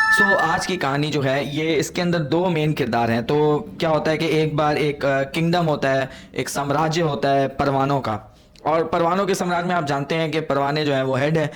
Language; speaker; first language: Hindi; non-native, local second language; Punjabi